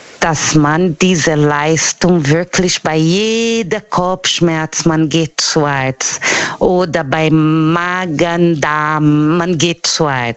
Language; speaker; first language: German; non-native, fluent; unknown